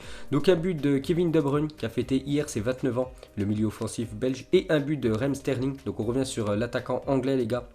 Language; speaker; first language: French; native; French